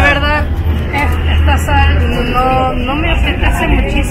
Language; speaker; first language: Spanish; non-native, fluent; French